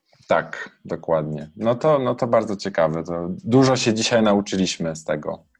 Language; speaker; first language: Polish; native; Polish